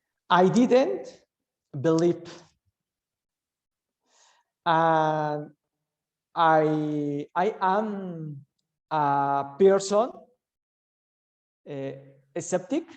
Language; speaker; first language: English; non-native, learner; Spanish